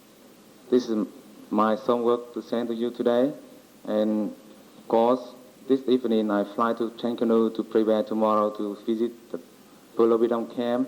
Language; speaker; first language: English; non-native, learner; Vietnamese